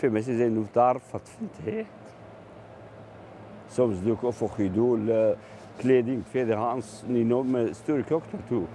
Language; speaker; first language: Dutch; non-native, fluent; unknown